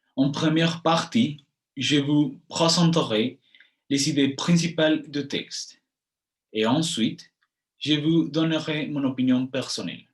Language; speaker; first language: French; non-native, fluent; Spanish